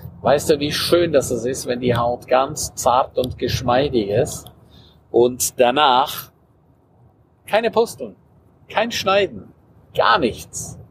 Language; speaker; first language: German; non-native, local second language; Romansh